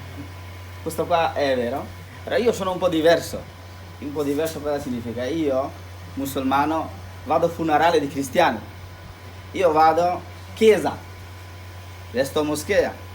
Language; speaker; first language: Italian; non-native, learner; Bangla